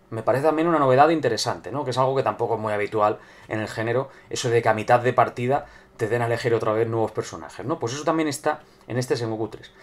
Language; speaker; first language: Spanish; native; Spanish